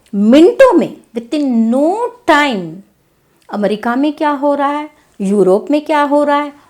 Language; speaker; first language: Hindi; non-native, local second language; Kannada